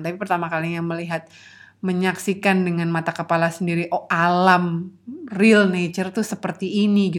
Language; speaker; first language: Indonesian; native; Indonesian